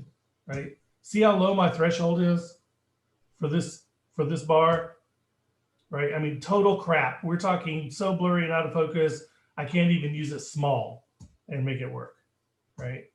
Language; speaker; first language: English; native; English